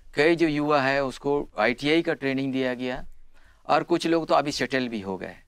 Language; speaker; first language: Hindi; non-native, local second language; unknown